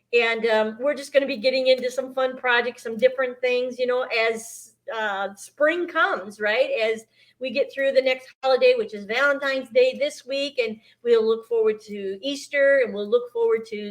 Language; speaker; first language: English; native; English